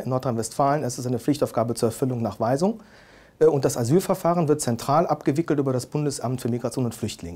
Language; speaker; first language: German; native; German